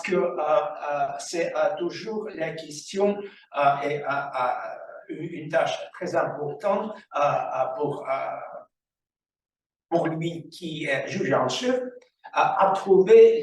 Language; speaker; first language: French; non-native, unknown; Russian